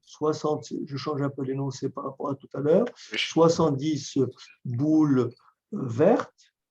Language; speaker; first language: French; native; French